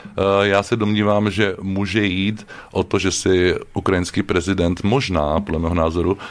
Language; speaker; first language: Czech; native; Czech